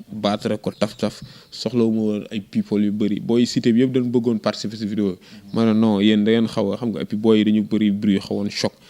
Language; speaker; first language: Wolof; native; Wolof